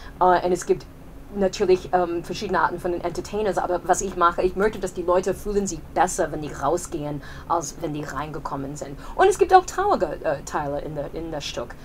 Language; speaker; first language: German; non-native, fluent; English